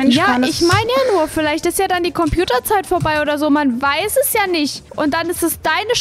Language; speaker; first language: German; native; German